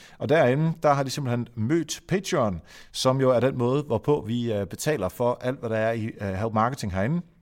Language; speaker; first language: Danish; non-native, fluent; Dutch